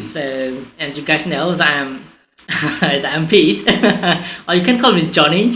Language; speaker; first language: English; non-native, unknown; Thai